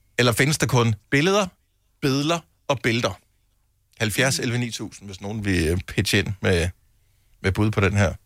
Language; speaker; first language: Danish; native; Danish